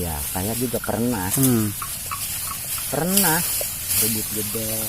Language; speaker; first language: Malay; non-native, local second language; Sundanese